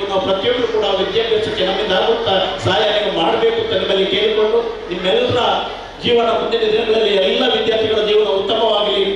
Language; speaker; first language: Kannada; non-native, local second language; Tulu